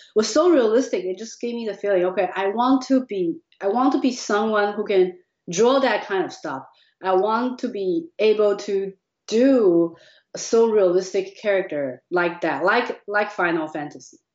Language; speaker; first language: English; non-native, fluent; Chinese